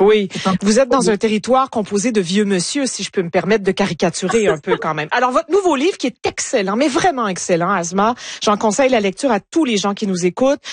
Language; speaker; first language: French; native; French